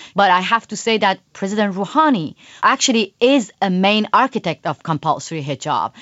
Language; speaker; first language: English; non-native, fluent; Persian